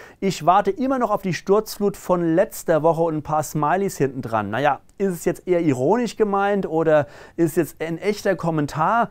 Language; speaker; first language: German; native; German